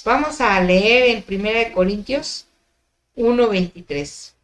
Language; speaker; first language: Spanish; native; Spanish